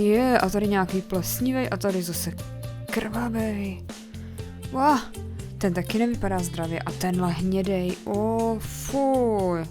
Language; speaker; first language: Czech; native; Czech